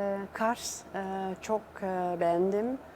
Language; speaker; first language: Turkish; non-native, learner; Dutch